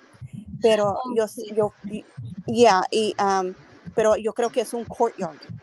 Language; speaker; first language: Spanish; early bilingual, heritage; Spanish